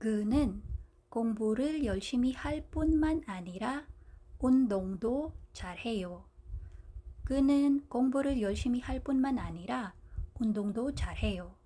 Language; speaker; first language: Korean; non-native, fluent; Filipino